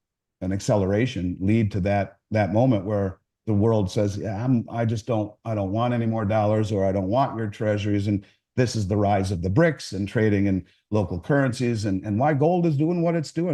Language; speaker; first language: English; native; English